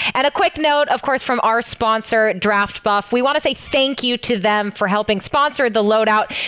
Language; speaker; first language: English; native; English